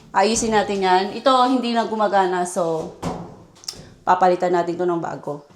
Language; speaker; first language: Filipino; native; Filipino